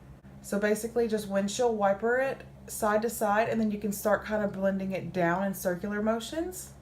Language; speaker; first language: English; native; English